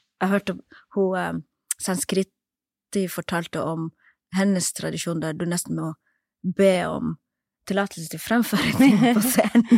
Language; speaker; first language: Norwegian; early bilingual, other home language; Somali